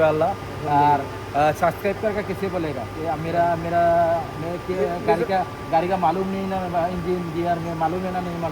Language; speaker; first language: Hindi; non-native, learner; Bangla